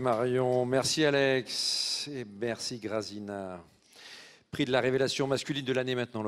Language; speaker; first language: French; native; French